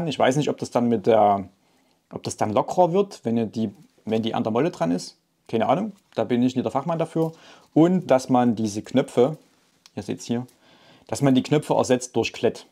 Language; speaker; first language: German; native; German